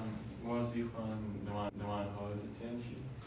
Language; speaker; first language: Chinese; non-native, learner; English